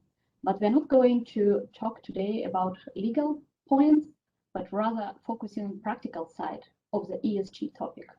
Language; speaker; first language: English; non-native, fluent; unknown